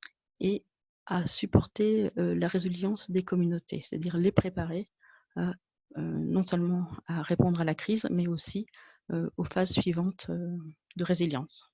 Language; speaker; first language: French; native; French